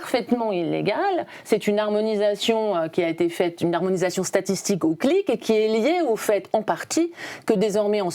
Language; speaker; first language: French; native; French